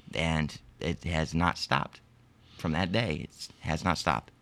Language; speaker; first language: English; native; English